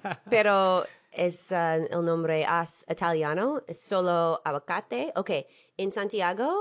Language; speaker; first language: Spanish; non-native, learner; English